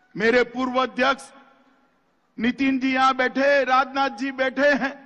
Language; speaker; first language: Hindi; non-native, local second language; Gujarati